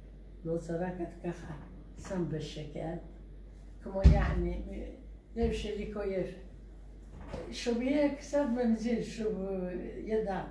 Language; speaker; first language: Hebrew; non-native, learner; Russian